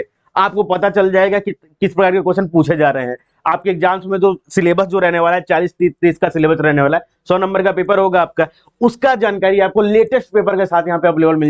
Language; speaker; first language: Hindi; native; Hindi